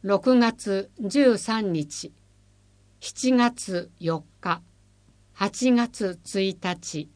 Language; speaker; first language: Japanese; native; Japanese